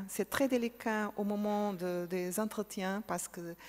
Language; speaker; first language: French; non-native, fluent; Portuguese